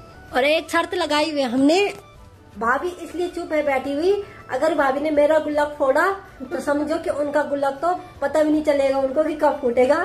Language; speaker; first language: Hindi; native; Hindi